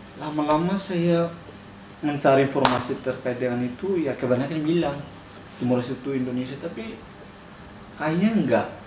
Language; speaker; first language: Indonesian; non-native, fluent; Tetum